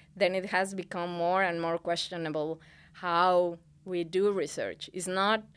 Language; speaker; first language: English; non-native, fluent; Spanish